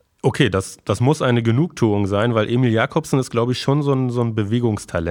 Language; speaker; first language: German; native; German